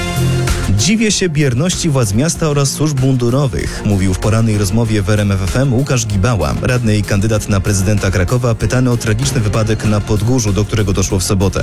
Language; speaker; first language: Polish; native; Polish